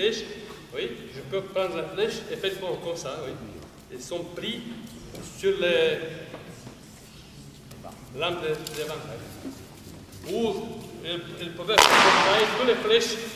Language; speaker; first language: French; non-native, fluent; Romanian